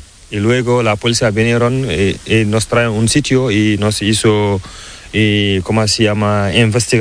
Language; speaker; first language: Spanish; non-native, learner; Fula